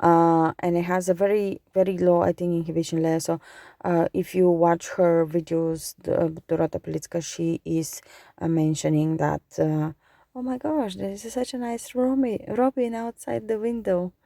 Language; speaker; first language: English; non-native, fluent; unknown